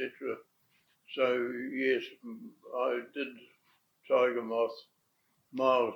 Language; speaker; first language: English; native; English